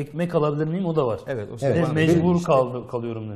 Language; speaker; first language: Turkish; native; Turkish